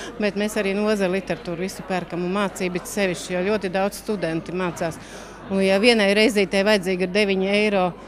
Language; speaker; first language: Latvian; native; Latvian